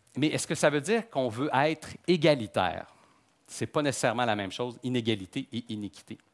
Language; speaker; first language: French; native; French